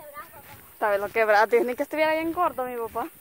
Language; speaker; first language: Spanish; native; Spanish